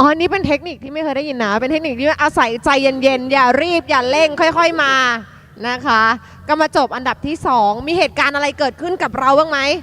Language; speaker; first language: Thai; native; Thai